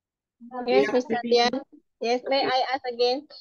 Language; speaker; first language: English; non-native, learner; Indonesian